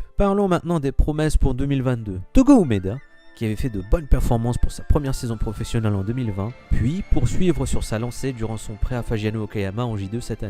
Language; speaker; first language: French; native; French